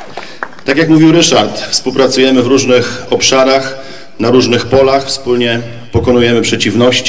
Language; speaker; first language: Polish; native; Polish